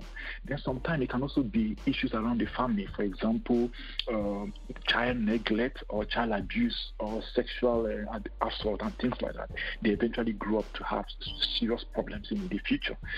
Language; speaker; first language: English; non-native, local second language; Igbo